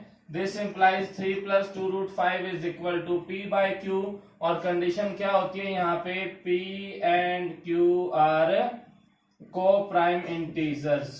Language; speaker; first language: Hindi; native; Hindi